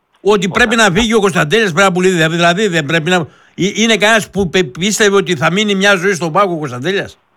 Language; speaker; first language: Greek; native; Greek